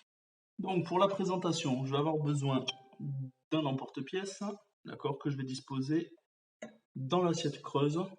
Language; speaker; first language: French; native; French